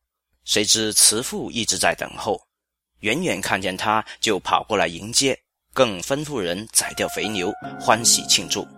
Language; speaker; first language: Chinese; native; Chinese